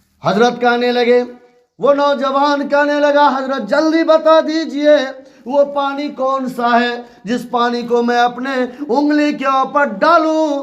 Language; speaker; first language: Urdu; native; Urdu